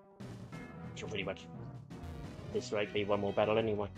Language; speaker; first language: English; native; English